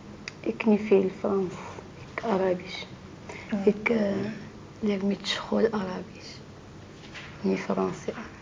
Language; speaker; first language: Dutch; non-native, learner; Arabic